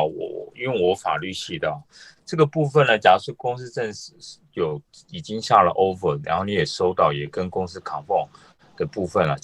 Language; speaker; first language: Chinese; native; Chinese